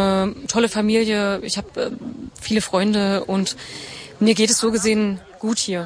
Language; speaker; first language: German; native; German